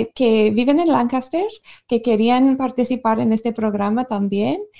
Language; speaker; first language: Spanish; non-native, fluent; English